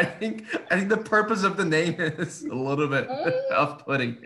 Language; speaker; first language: English; non-native, fluent; Portuguese